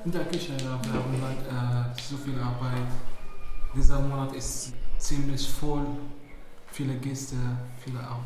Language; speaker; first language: German; non-native, learner; Arabic